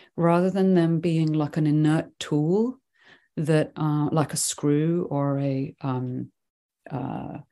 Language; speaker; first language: English; early bilingual, other home language; Swedish